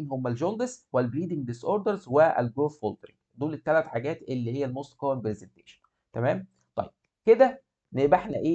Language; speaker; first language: Arabic; native; Arabic